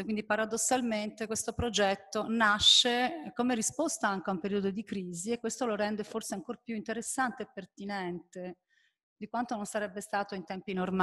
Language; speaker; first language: Italian; native; Italian